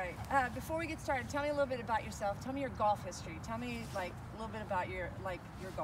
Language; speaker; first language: English; native; English